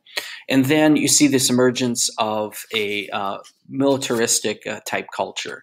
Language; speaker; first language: English; native; English